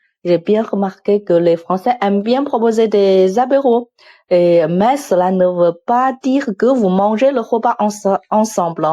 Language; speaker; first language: French; non-native, fluent; Chinese